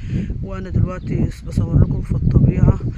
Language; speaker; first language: Arabic; native; Arabic